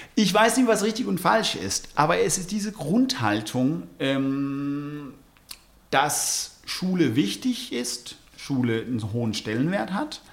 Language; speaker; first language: German; non-native, fluent; Danish